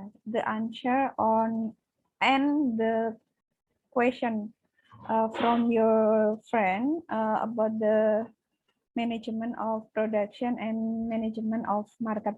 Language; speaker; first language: English; non-native, learner; Indonesian